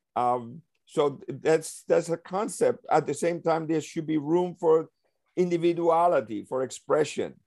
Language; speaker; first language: English; early bilingual, other home language; Spanish